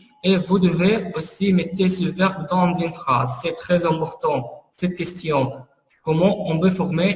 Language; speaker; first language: French; non-native, fluent; Arabic